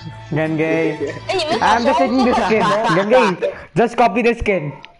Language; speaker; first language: English; non-native, local second language; Hindi